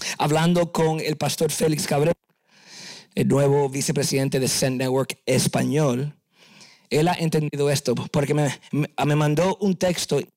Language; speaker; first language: Spanish; early bilingual, heritage; Spanish